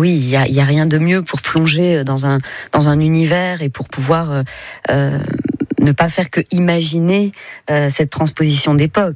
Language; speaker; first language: French; native; French